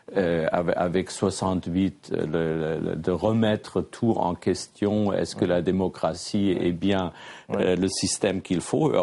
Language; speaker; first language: French; non-native, fluent; German